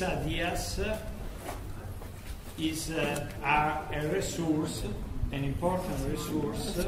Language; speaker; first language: English; non-native, learner; Italian